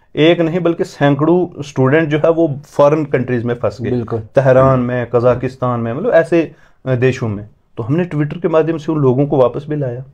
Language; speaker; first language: Hindi; native; Hindi